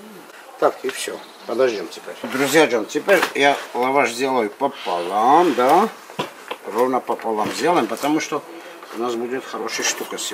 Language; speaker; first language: Russian; non-native, local second language; Armenian